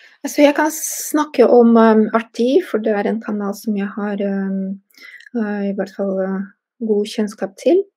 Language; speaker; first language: Norwegian; non-native, fluent; Russian